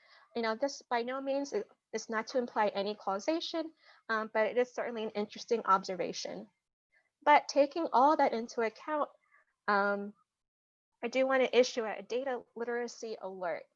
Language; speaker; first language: English; native; English